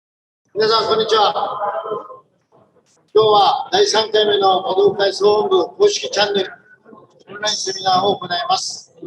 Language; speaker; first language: Japanese; native; Japanese